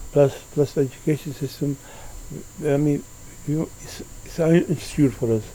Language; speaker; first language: English; early bilingual, other home language; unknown